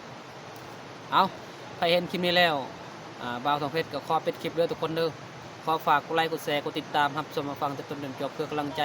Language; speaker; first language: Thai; non-native, local second language; Northeastern Thai